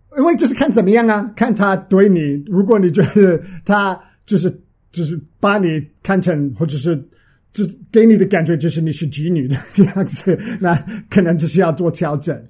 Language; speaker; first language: Chinese; non-native, fluent; English